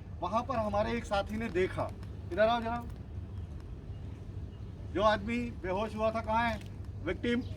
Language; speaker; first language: Hindi; native; Hindi